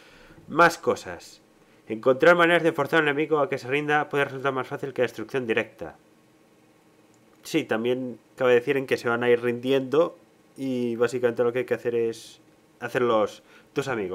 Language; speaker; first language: Spanish; native; Spanish